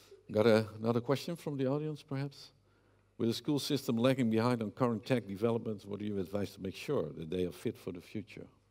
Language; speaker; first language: English; non-native, fluent; Dutch